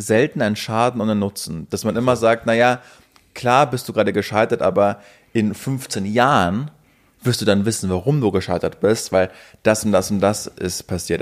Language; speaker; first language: German; native; German